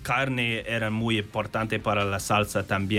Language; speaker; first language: Spanish; non-native, learner; English